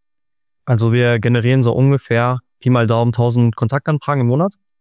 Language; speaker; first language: German; native; German